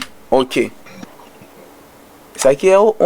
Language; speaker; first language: Portuguese; non-native, learner; Haitian Creole